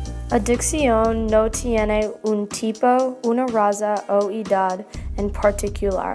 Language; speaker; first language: Spanish; non-native, learner; English